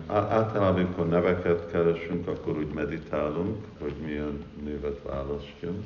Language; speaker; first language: Hungarian; early bilingual, heritage; Hungarian